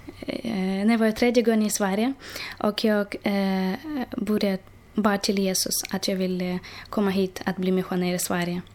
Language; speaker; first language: Swedish; non-native, learner; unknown